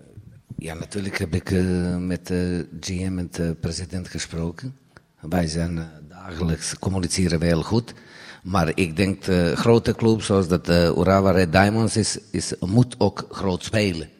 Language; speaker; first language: Dutch; non-native, fluent; Serbian